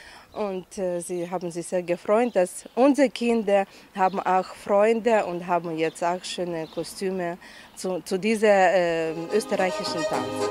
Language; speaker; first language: German; non-native, learner; Ukrainian